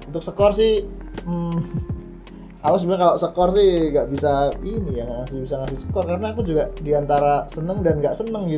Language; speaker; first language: Indonesian; native; Indonesian